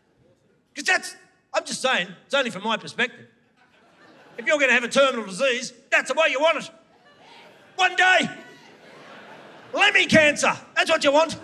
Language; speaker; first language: English; native; English